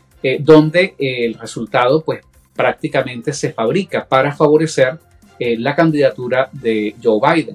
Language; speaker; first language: Spanish; native; Spanish